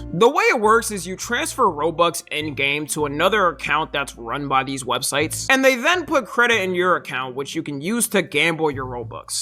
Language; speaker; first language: English; native; English